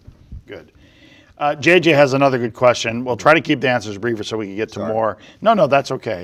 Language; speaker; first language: English; native; English